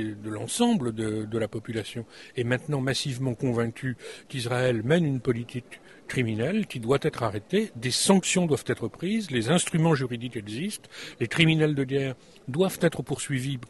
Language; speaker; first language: French; native; French